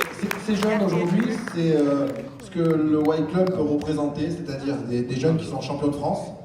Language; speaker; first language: French; native; French